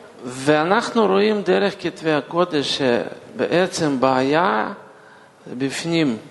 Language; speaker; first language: Hebrew; non-native, fluent; Russian